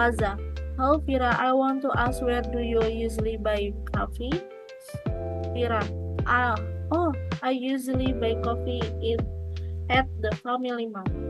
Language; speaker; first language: English; non-native, learner; Indonesian